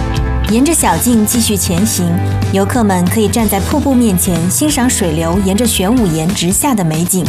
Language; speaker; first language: Chinese; native; Chinese